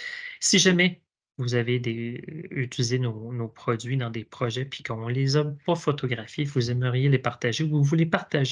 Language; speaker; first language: French; native; French